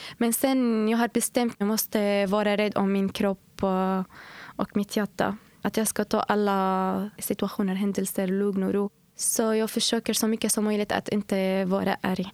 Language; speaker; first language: Swedish; non-native, fluent; Arabic